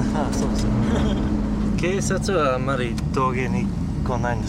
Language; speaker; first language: Japanese; non-native, learner; English